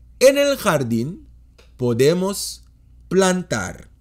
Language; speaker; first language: Spanish; non-native, fluent; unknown